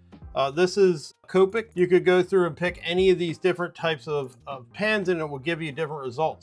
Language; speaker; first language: English; native; English